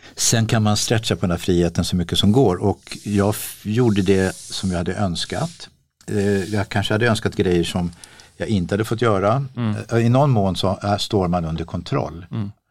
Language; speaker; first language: Swedish; native; Swedish